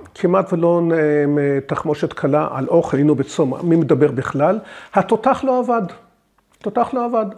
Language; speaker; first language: Hebrew; early bilingual, other home language; English